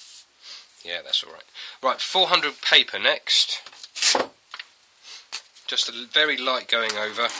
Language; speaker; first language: English; native; English